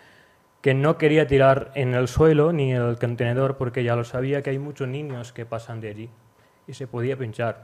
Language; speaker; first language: Spanish; non-native, learner; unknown